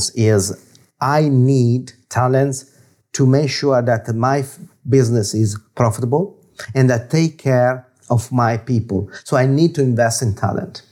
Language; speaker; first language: English; non-native, fluent; Italian